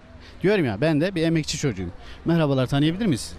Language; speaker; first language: Turkish; native; Turkish